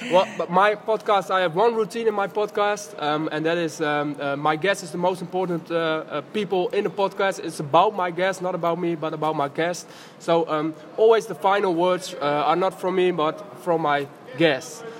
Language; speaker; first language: English; non-native, fluent; Dutch